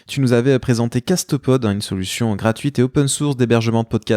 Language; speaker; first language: French; native; French